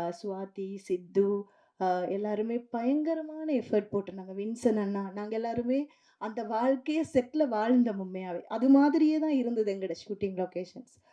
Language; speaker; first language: Tamil; native; Tamil